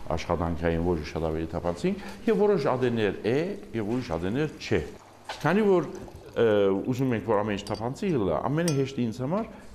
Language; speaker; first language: Armenian; early bilingual, heritage; Armenian